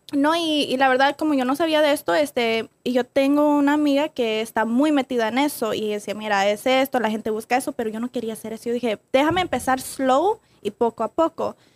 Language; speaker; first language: Spanish; early bilingual, other home language; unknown